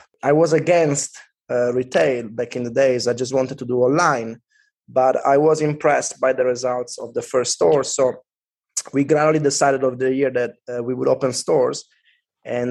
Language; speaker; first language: English; non-native, fluent; Italian